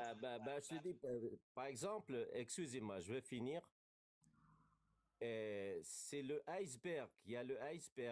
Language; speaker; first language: French; non-native, fluent; Kurdish